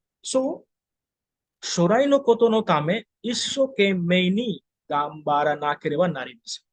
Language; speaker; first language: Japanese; non-native, fluent; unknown